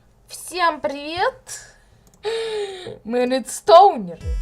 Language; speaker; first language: Russian; native; Russian